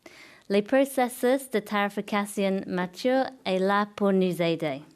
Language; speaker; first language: French; non-native, fluent; English